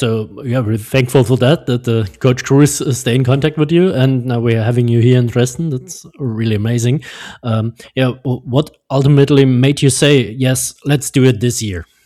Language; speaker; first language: English; non-native, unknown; German